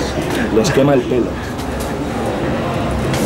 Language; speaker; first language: Spanish; native; Spanish